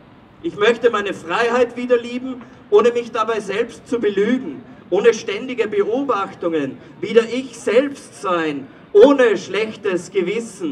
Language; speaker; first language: German; native; German